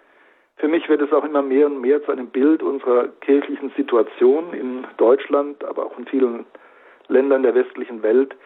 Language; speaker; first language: German; native; German